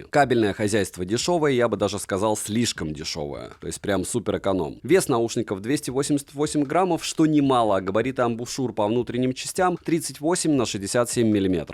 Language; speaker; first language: Russian; native; Russian